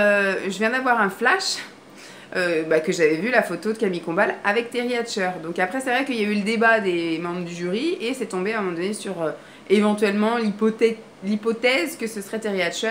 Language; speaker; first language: French; native; French